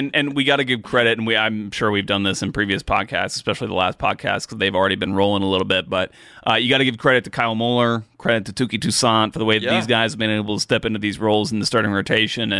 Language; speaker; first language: English; native; English